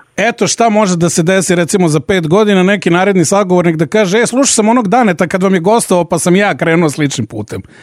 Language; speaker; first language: Serbian; native; Serbian